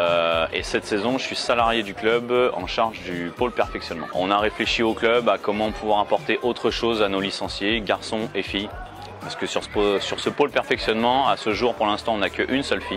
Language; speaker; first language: French; native; French